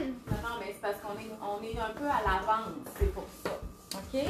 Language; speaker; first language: French; native; French